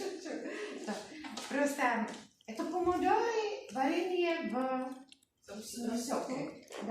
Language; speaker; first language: Russian; non-native, learner; Czech